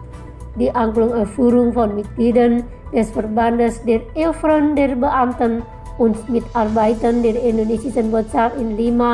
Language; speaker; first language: German; non-native, fluent; Indonesian